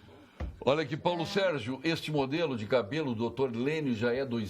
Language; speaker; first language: Portuguese; native; Portuguese